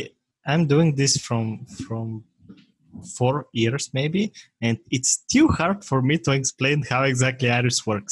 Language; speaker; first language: English; non-native, fluent; Bulgarian